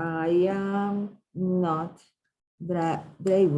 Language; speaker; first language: English; non-native, learner; Spanish